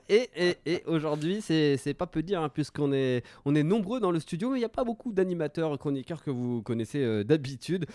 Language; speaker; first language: French; native; French